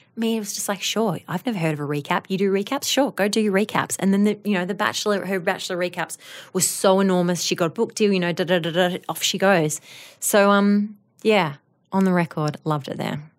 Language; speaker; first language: English; native; English